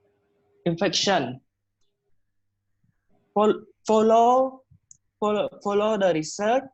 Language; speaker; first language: English; non-native, learner; Khmer